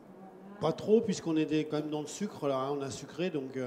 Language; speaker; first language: French; native; French